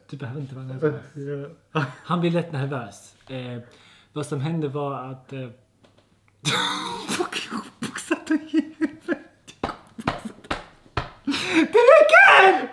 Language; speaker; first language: Swedish; native; Swedish